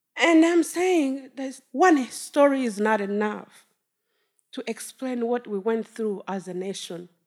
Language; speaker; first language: English; non-native, local second language; Kinyarwanda